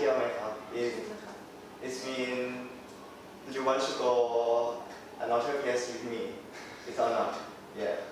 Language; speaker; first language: English; non-native, learner; Thai